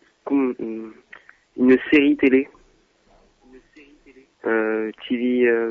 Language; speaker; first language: French; native; French